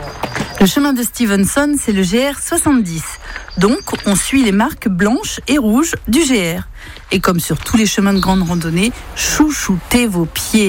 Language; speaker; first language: French; native; French